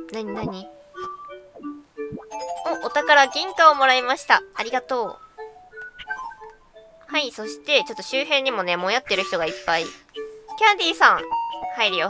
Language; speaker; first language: Japanese; native; Japanese